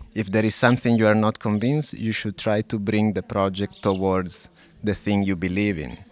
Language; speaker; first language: English; non-native, fluent; Italian